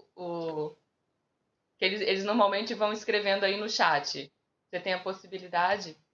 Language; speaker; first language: Portuguese; native; Portuguese